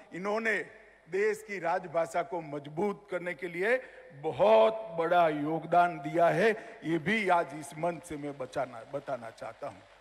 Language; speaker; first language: Hindi; non-native, local second language; Gujarati